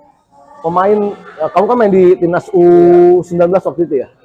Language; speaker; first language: Indonesian; native; Indonesian